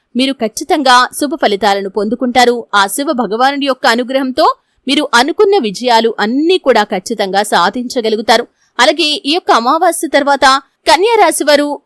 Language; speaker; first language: Telugu; native; Telugu